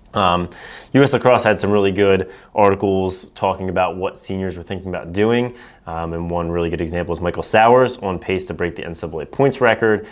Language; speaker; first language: English; native; English